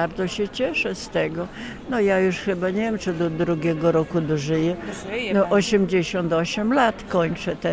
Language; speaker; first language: Polish; non-native, local second language; Ukrainian